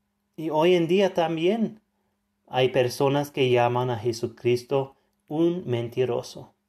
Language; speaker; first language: Spanish; non-native, fluent; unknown